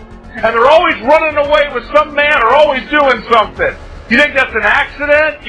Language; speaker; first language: English; native; English